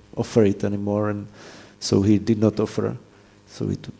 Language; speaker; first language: English; non-native, fluent; Czech